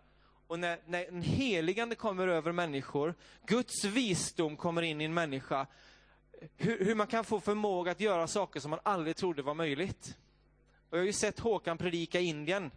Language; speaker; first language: Swedish; native; Swedish